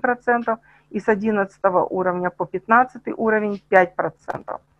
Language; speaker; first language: Russian; native; Russian